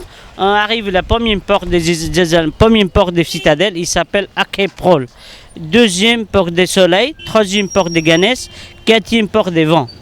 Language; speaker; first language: French; non-native, learner; Hindi